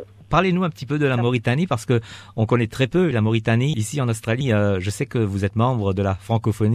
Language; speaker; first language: French; native; French